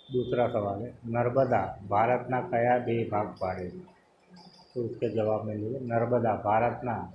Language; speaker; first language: Hindi; non-native, local second language; Gujarati